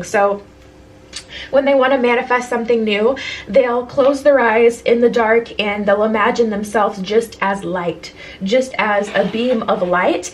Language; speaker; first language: English; native; English